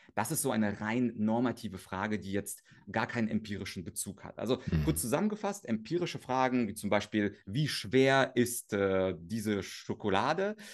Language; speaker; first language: German; early bilingual, other home language; Russian